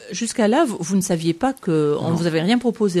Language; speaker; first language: French; native; French